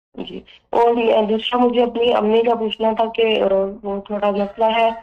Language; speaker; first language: Urdu; native; Urdu